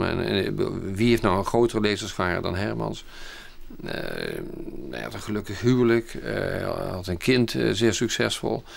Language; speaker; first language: Dutch; native; Dutch